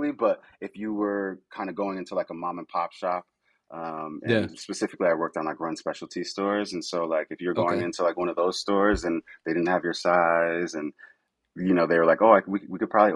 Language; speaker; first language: English; native; English